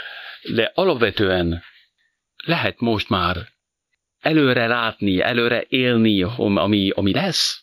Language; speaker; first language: Hungarian; non-native, fluent; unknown